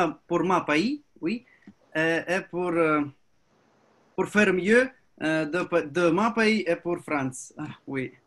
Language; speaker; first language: French; non-native, learner; Russian